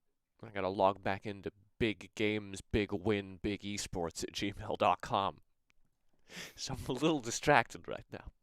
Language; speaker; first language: English; native; English